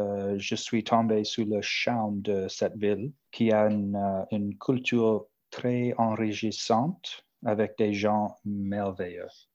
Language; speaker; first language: French; non-native, local second language; English